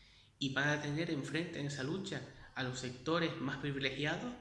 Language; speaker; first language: Spanish; native; Spanish